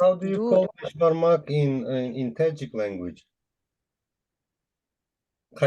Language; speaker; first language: English; non-native, fluent; Uzbek